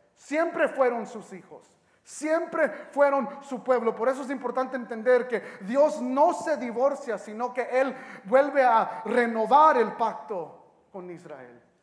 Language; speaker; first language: Spanish; early bilingual, heritage; Spanish